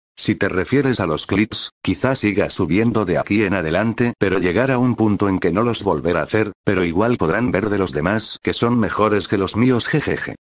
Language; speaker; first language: Spanish; native; Spanish